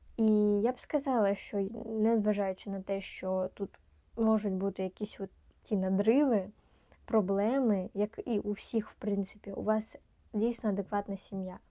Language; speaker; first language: Ukrainian; non-native, local second language; Russian